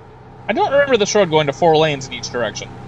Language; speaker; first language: English; native; English